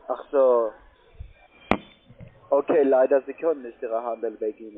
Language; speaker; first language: German; non-native, learner; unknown